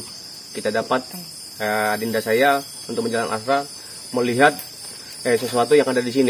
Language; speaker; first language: Indonesian; native; Indonesian